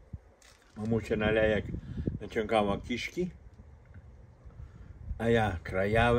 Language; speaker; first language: Polish; native; Polish